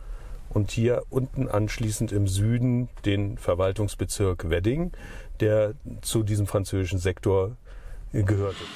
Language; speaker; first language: German; native; German